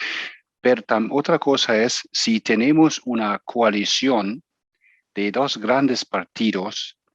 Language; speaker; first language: Spanish; non-native, fluent; German